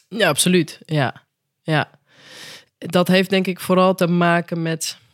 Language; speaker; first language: Dutch; native; Dutch